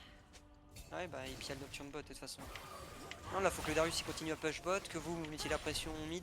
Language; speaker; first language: French; native; French